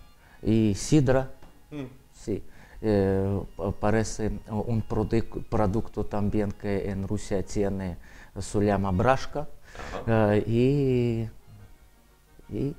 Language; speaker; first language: Spanish; non-native, learner; Russian